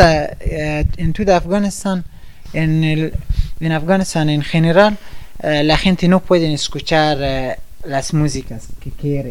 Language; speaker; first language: Spanish; non-native, fluent; Persian